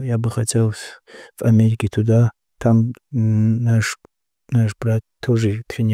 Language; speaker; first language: Russian; non-native, local second language; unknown